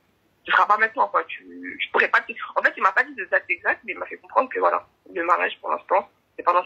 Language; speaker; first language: French; native; French